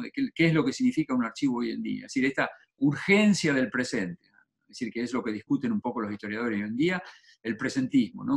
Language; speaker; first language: Spanish; native; Spanish